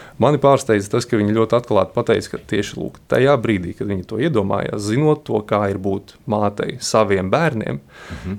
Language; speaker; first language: Latvian; native; Latvian